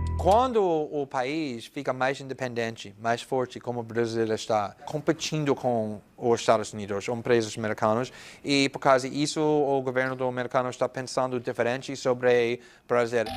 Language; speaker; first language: Portuguese; non-native, fluent; English